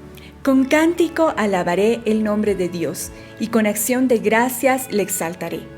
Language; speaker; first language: Spanish; native; Spanish